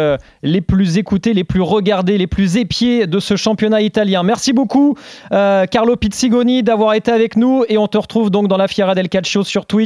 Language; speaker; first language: French; native; French